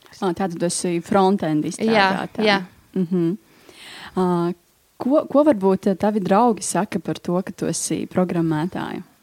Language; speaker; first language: Latvian; native; Latvian